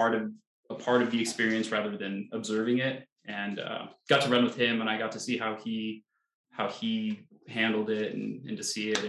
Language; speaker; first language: English; native; English